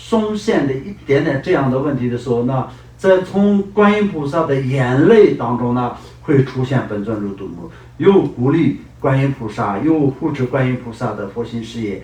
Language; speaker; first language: Chinese; non-native, local second language; Tibetan